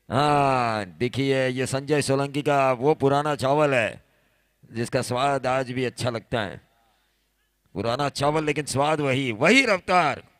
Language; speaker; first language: Hindi; non-native, local second language; Marathi